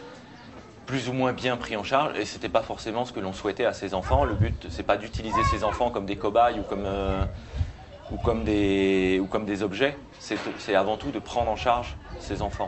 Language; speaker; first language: French; native; French